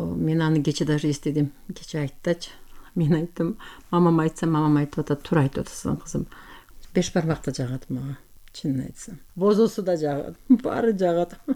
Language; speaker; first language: Kyrgyz; non-native, local second language; Turkish